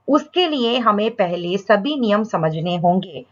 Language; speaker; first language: Hindi; non-native, local second language; Tamil